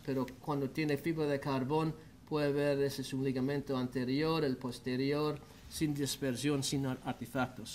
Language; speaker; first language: Spanish; non-native, learner; English